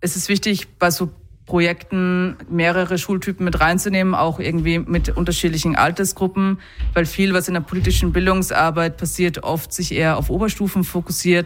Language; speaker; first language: German; native; German